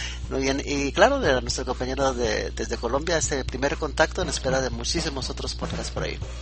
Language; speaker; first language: Spanish; native; Spanish